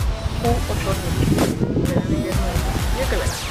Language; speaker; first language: Spanish; native; Spanish